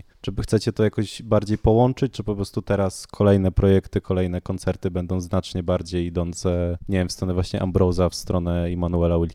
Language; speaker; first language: Polish; native; Polish